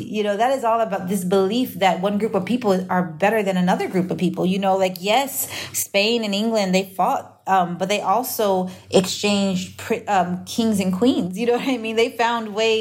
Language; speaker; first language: English; native; English